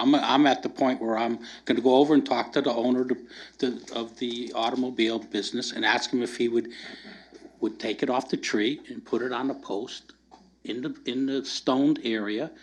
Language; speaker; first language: English; native; English